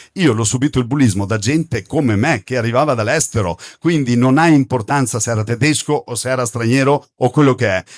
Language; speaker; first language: Italian; non-native, fluent; Turkish